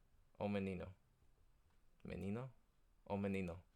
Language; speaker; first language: Portuguese; non-native, learner; English